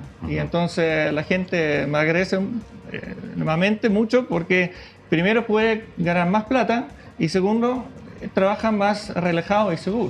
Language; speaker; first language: Spanish; non-native, fluent; Dutch